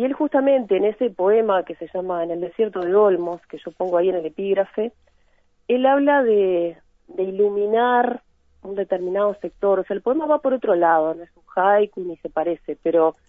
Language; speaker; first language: Spanish; native; Spanish